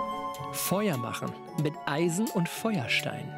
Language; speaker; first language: German; native; German